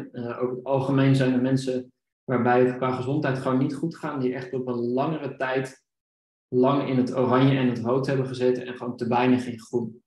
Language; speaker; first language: Dutch; native; Dutch